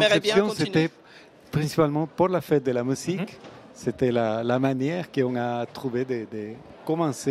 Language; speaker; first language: French; non-native, fluent; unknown